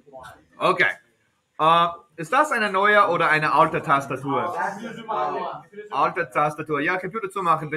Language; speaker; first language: German; non-native, fluent; English